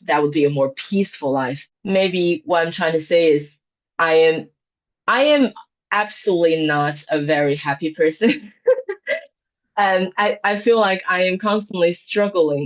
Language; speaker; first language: English; non-native, fluent; Chinese